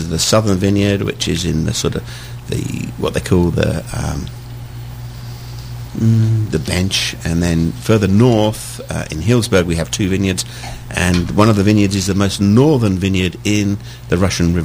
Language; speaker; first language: English; native; English